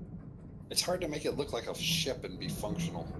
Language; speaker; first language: English; native; English